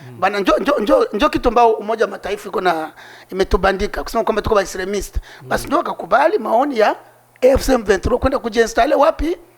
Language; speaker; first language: Swahili; native; Swahili